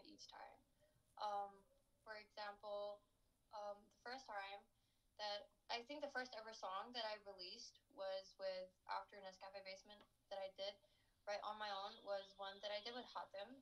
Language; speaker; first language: English; non-native, local second language; Urdu